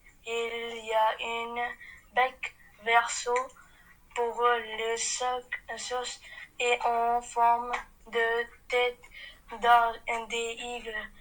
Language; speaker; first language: French; non-native, learner; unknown